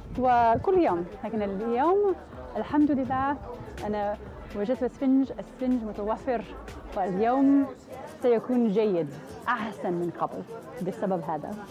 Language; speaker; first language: Arabic; non-native, fluent; English